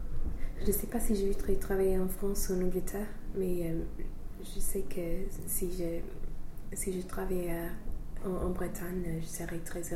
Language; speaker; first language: French; non-native, fluent; English